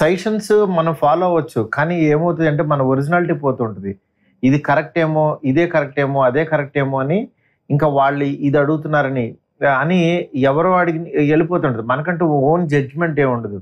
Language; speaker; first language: Telugu; native; Telugu